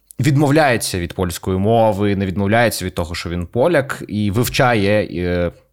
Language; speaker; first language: Ukrainian; non-native, local second language; Russian